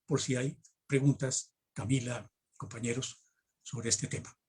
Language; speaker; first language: Spanish; native; Spanish